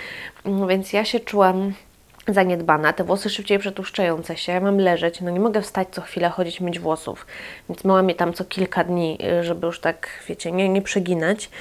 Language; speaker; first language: Polish; native; Polish